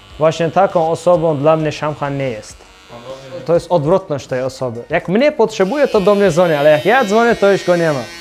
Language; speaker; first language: Polish; non-native, fluent; Chechen